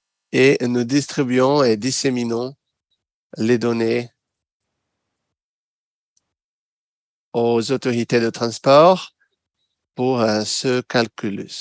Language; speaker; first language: French; non-native, fluent; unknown